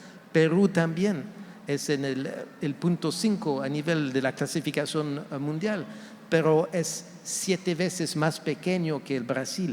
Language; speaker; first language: Spanish; non-native, fluent; French